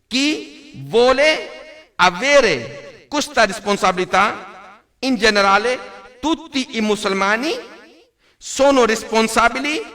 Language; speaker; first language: Italian; non-native, learner; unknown